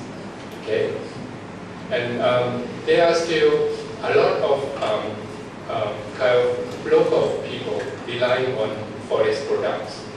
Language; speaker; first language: English; non-native, fluent; Thai